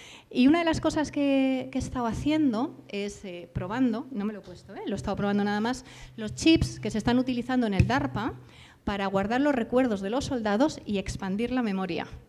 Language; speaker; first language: Spanish; native; Spanish